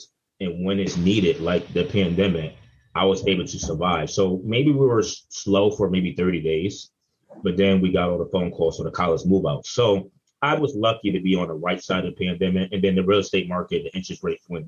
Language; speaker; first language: English; native; English